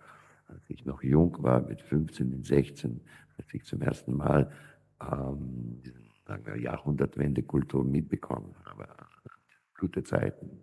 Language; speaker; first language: German; non-native, fluent; Russian